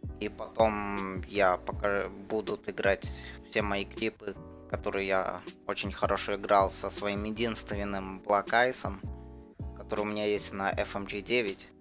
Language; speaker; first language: Russian; early bilingual, heritage; Russian